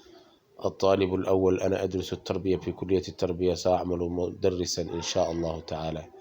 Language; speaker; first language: Arabic; non-native, fluent; Somali